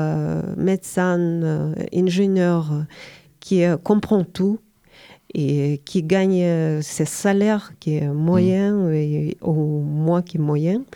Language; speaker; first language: French; non-native, learner; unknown